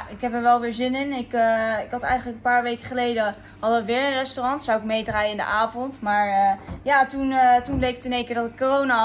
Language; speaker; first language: Dutch; native; Dutch